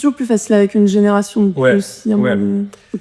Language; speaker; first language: French; native; French